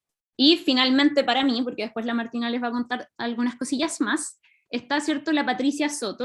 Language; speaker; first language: Spanish; native; Spanish